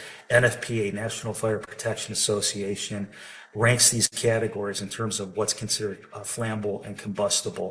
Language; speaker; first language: English; native; English